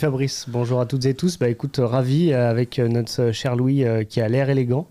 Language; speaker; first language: French; native; French